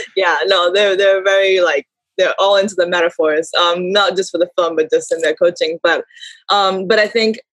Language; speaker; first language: English; early bilingual, heritage; Japanese